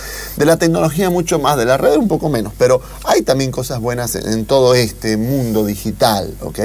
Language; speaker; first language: Spanish; native; Spanish